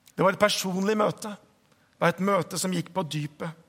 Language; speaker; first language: Norwegian; native; Norwegian